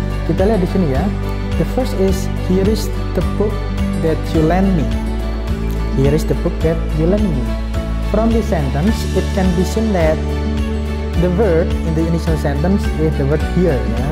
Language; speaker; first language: English; non-native, fluent; Indonesian